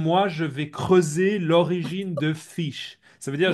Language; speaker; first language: French; native; French